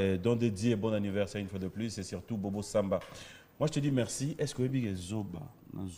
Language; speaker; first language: French; non-native, local second language; Lingala